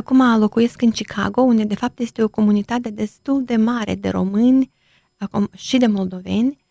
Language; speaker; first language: Romanian; native; Romanian